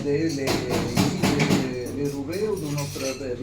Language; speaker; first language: French; non-native, fluent; Italian